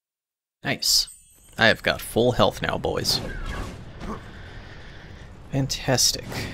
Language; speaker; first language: English; native; English